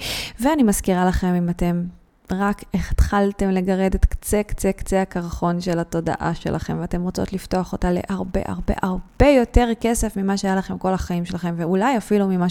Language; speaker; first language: Hebrew; native; Hebrew